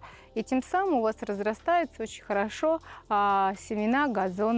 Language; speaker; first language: Russian; native; Russian